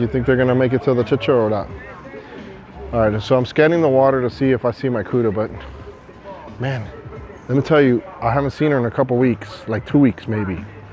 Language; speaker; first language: English; early bilingual, other home language; Spanish